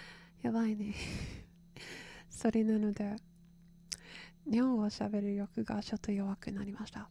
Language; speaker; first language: Japanese; non-native, learner; English